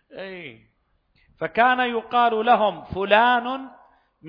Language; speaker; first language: Arabic; native; Arabic